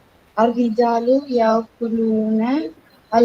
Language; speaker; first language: Arabic; non-native, learner; Tamil